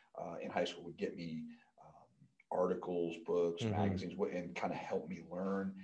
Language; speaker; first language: English; native; English